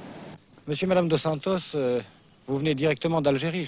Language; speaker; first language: French; native; French